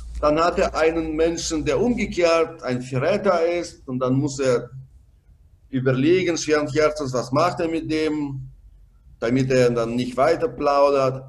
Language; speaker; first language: German; non-native, fluent; Russian